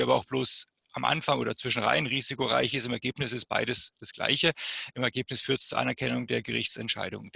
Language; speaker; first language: German; native; German